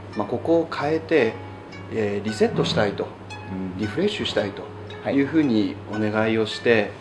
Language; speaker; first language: Japanese; native; Japanese